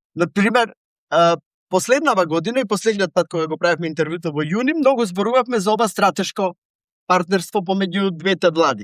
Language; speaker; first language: Macedonian; native; Macedonian